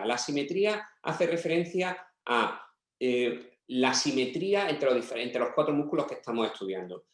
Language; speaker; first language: Spanish; native; Spanish